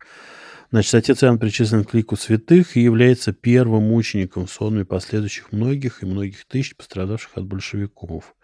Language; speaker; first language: Russian; native; Russian